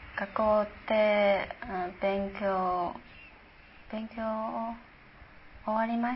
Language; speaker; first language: Japanese; non-native, learner; Chinese